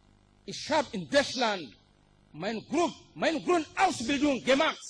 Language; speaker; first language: German; non-native, learner; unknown